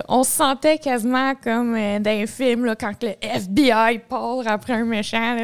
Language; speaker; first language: French; native; French